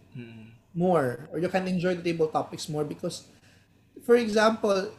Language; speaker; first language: English; non-native, local second language; Hiligaynon